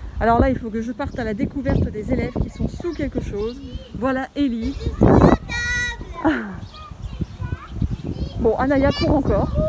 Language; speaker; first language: French; native; French